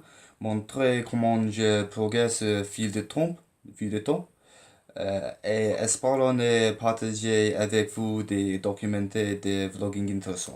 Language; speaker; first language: French; non-native, learner; English